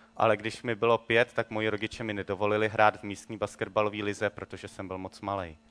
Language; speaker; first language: Czech; native; Czech